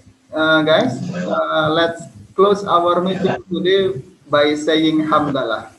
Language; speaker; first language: English; non-native, fluent; Indonesian